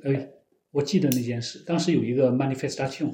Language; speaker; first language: Chinese; native; Chinese